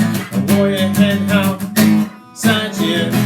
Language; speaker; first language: Chinese; non-native, fluent; English